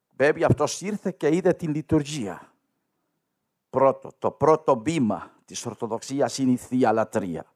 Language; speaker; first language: Greek; non-native, learner; Spanish